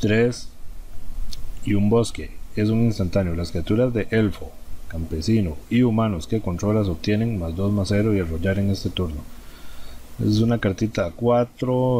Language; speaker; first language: Spanish; native; Spanish